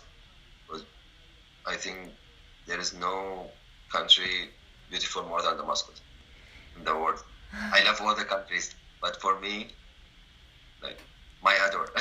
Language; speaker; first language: English; non-native, learner; Arabic